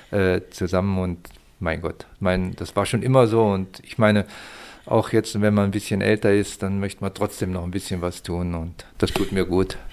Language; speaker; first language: German; native; German